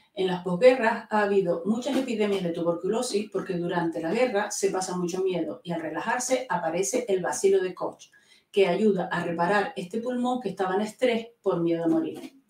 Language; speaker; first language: Spanish; native; Spanish